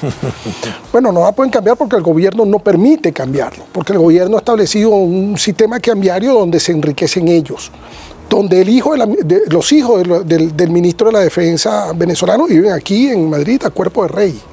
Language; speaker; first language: Spanish; native; Spanish